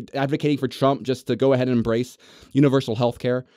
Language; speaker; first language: English; native; English